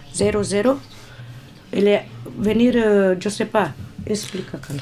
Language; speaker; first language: French; non-native, learner; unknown